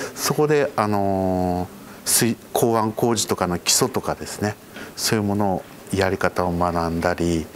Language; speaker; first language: Japanese; native; Japanese